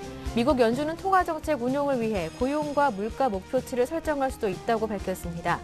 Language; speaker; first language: Korean; native; Korean